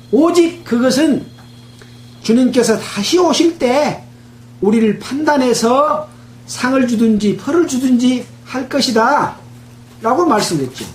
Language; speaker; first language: Korean; native; Korean